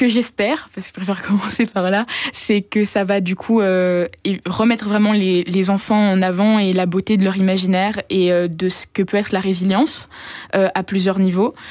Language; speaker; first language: French; native; French